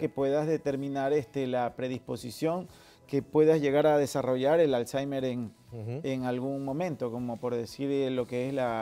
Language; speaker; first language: Spanish; native; Spanish